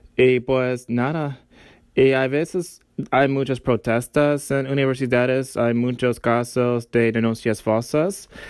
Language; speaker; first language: Spanish; non-native, learner; English